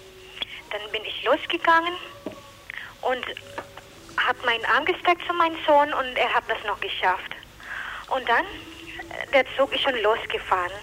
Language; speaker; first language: German; non-native, learner; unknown